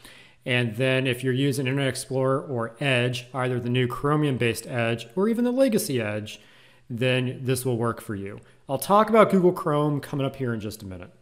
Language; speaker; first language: English; native; English